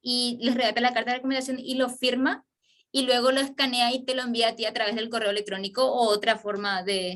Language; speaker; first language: Spanish; native; Spanish